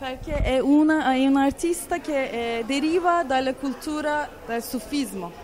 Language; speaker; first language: Italian; non-native, fluent; Turkish